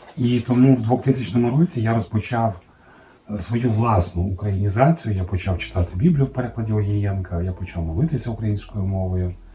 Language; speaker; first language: Ukrainian; non-native, local second language; Russian